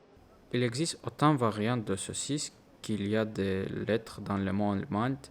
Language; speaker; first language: French; non-native, learner; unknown